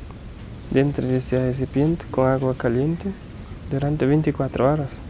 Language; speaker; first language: Spanish; non-native, learner; Portuguese